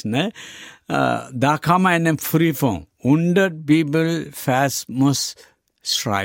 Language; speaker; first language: German; non-native, learner; Tamil